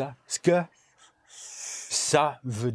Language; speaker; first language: French; non-native, learner; English